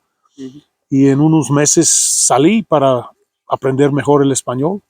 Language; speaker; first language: Spanish; non-native, fluent; English